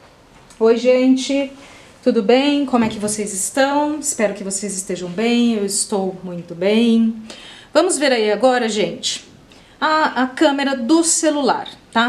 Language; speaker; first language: Portuguese; native; Portuguese